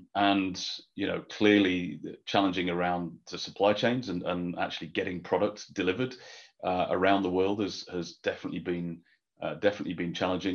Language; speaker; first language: English; native; English